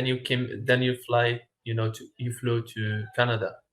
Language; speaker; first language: English; non-native, fluent; Arabic